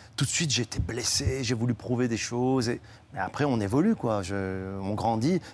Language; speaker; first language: French; native; French